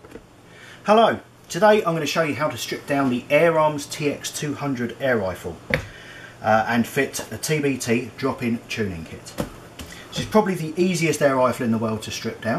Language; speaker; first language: English; native; English